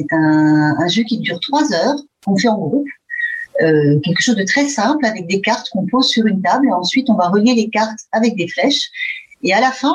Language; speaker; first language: French; native; French